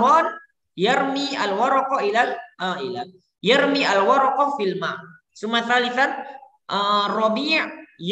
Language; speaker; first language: Arabic; non-native, learner; Indonesian